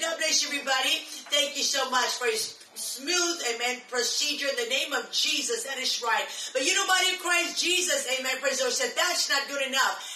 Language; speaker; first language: English; native; English